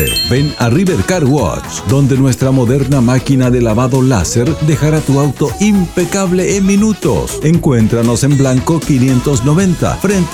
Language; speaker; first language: Spanish; native; Spanish